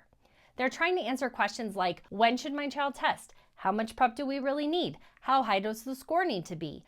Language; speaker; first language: English; native; English